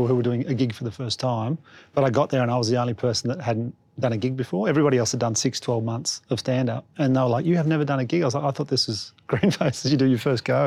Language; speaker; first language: English; native; English